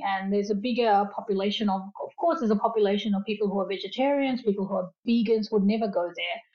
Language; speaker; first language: English; early bilingual, other home language; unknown